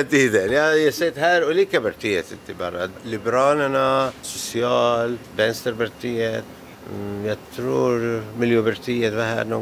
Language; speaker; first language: Swedish; non-native, learner; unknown